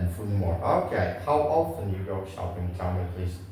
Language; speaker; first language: English; non-native, learner; Vietnamese